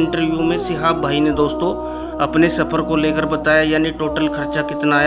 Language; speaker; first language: Hindi; native; Hindi